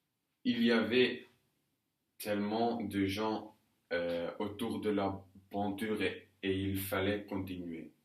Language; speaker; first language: French; non-native, learner; Norwegian